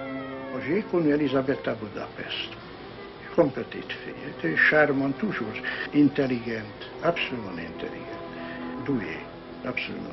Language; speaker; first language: French; non-native, learner; Hungarian